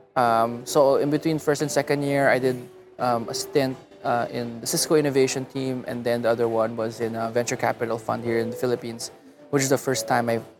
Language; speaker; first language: English; non-native, local second language; Filipino